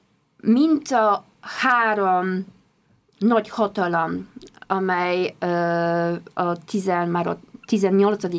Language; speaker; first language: Hungarian; non-native, fluent; Polish